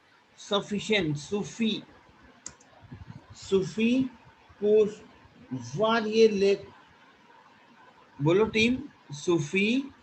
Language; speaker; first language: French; non-native, fluent; Hindi